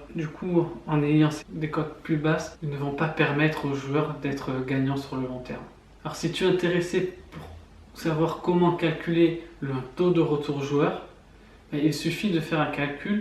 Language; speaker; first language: French; native; French